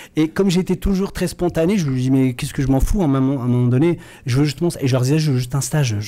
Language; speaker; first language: French; early bilingual, other home language; Arabic